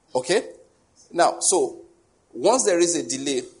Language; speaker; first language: English; non-native, local second language; Yoruba